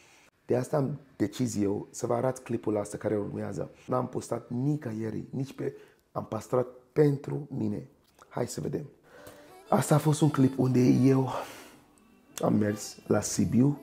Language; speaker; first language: Romanian; non-native, fluent; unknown